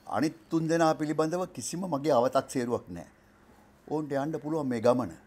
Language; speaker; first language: Sinhala; native; Sinhala